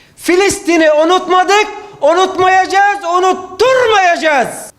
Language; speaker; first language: Turkish; non-native, fluent; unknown